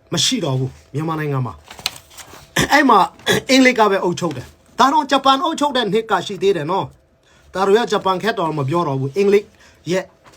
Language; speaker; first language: Burmese; non-native, local second language; Hakha Chin